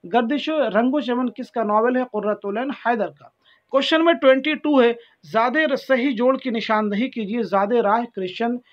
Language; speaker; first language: Hindi; native; Hindi